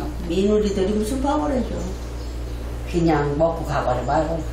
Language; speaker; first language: Korean; native; Korean